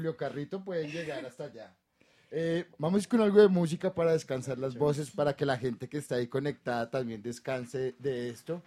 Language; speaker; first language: Spanish; native; Spanish